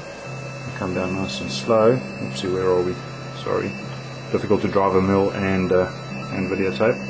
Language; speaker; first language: English; native; English